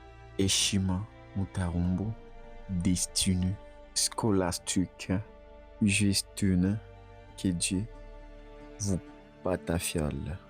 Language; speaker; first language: French; non-native, local second language; Swahili